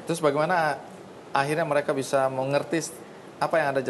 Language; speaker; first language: Indonesian; native; Indonesian